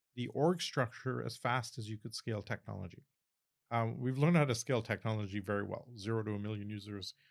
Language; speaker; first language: English; early bilingual, other home language; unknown